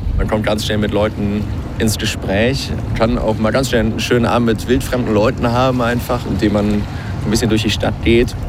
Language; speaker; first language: German; native; German